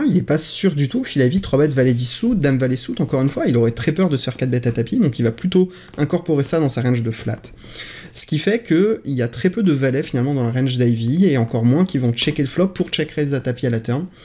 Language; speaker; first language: French; native; French